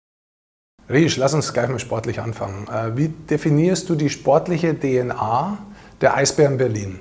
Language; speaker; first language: German; native; German